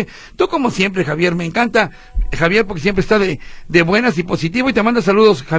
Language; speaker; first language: Spanish; native; Spanish